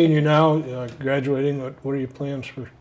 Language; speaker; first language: English; native; English